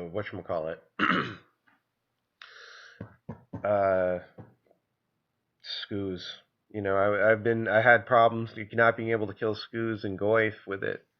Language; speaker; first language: English; native; English